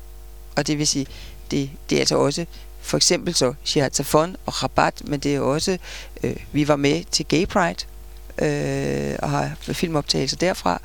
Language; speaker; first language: Danish; native; Danish